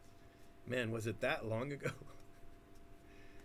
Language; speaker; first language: English; native; English